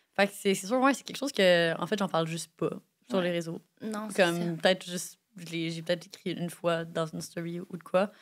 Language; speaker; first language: French; native; French